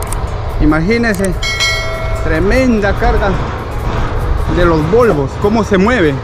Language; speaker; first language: Spanish; native; Spanish